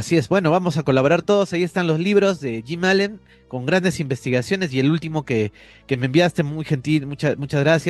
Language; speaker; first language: Spanish; native; Spanish